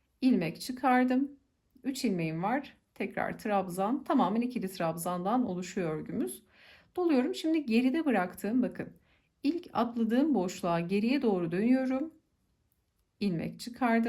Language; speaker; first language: Turkish; native; Turkish